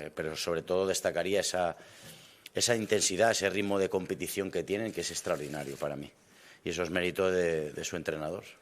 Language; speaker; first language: Spanish; native; Spanish